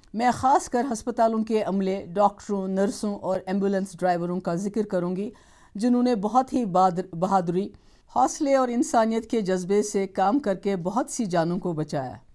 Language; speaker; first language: Hindi; non-native, local second language; Kashmiri